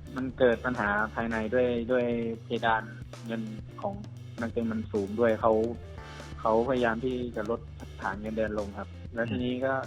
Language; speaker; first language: Thai; native; Thai